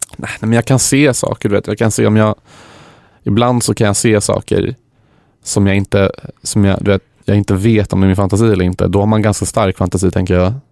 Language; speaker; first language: Swedish; early bilingual, other home language; Arabic